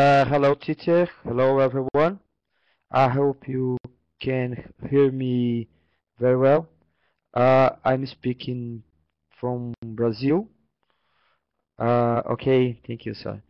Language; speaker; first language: English; non-native, learner; Portuguese